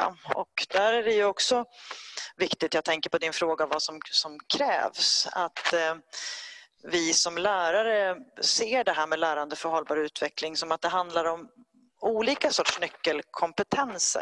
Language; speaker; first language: Swedish; native; Swedish